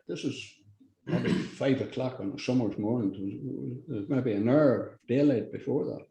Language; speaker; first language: English; native; English